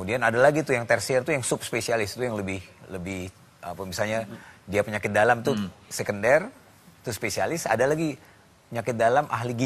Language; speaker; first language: Indonesian; native; Indonesian